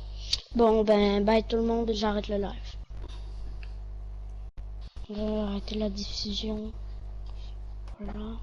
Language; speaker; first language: French; native; French